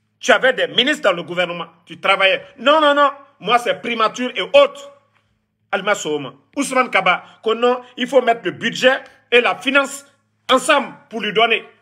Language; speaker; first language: French; non-native, local second language; Mandingo